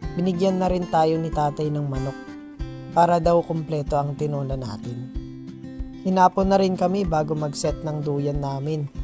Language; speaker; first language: Filipino; native; Filipino